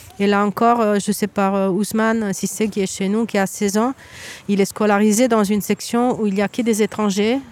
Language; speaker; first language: French; native; French